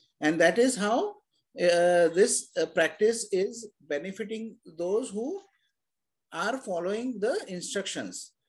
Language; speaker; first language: English; non-native, local second language; Hindi